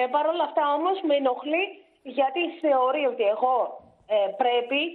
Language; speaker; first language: Greek; early bilingual, other home language; Russian